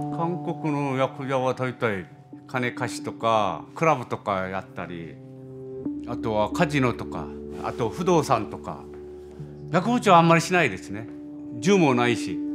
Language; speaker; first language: Japanese; non-native, fluent; Korean